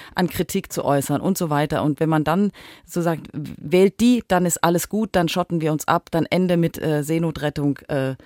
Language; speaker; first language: German; native; German